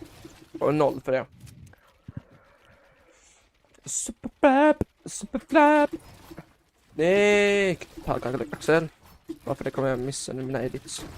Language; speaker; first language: Swedish; native; Swedish